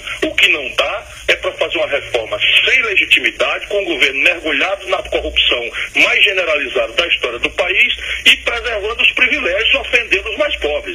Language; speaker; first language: Portuguese; native; Portuguese